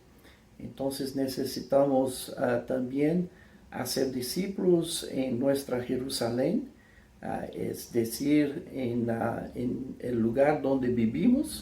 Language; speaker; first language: Spanish; non-native, fluent; English